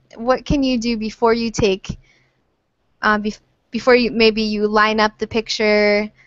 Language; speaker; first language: English; native; English